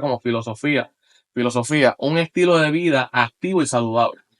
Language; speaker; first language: Spanish; native; Spanish